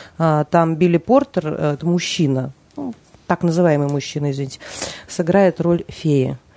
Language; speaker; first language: Russian; native; Russian